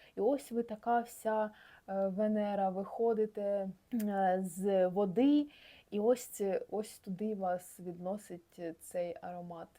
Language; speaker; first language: Ukrainian; native; Ukrainian